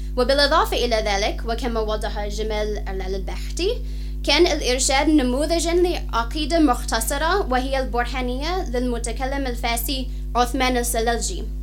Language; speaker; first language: Arabic; non-native, fluent; English